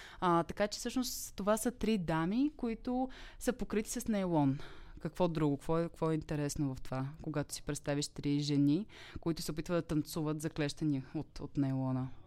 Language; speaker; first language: Bulgarian; native; Bulgarian